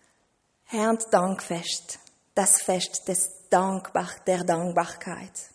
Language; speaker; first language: German; non-native, fluent; French